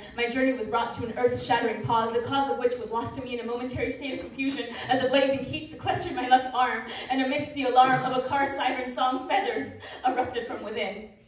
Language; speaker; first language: English; early bilingual, other home language; Spanish